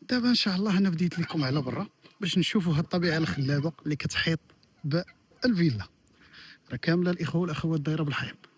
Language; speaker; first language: Arabic; native; Arabic